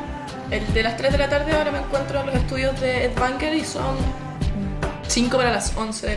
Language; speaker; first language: Spanish; native; Spanish